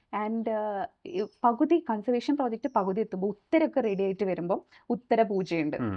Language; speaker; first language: Malayalam; native; Malayalam